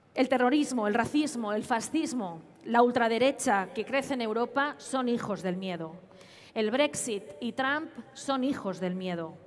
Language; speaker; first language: Spanish; native; Spanish